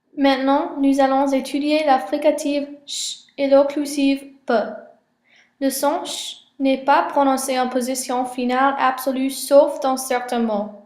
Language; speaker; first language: French; non-native, learner; English